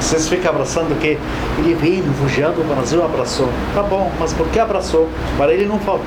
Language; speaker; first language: Portuguese; non-native, fluent; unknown